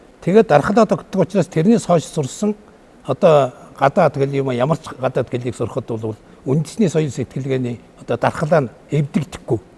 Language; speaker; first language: Mongolian; native; Mongolian